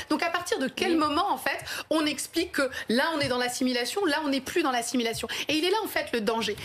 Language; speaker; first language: French; native; French